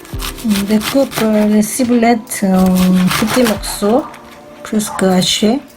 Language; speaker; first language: French; non-native, fluent; Korean